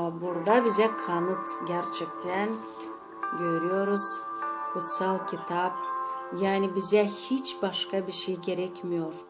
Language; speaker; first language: Turkish; non-native, fluent; Azerbaijani